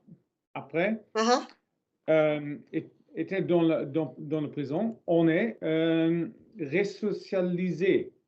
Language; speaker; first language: French; non-native, learner; English